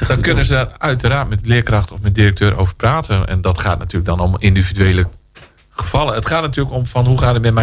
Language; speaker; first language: Dutch; native; Dutch